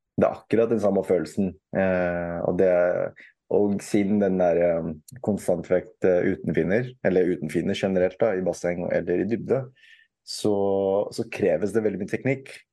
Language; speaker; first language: Norwegian; early bilingual, other home language; Filipino